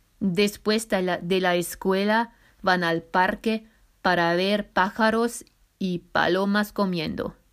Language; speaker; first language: Spanish; non-native, fluent; German